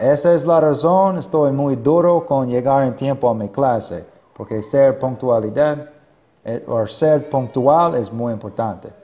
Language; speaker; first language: Spanish; non-native, learner; English